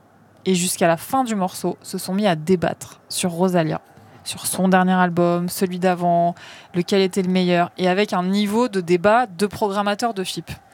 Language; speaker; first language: French; native; French